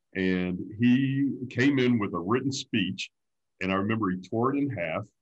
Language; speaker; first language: English; native; English